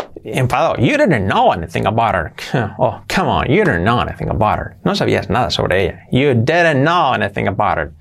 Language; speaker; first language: English; non-native, fluent; Spanish